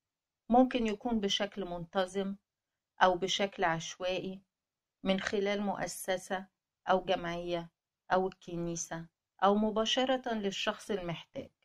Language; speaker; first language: Arabic; native; Arabic